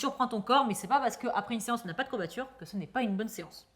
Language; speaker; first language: French; native; French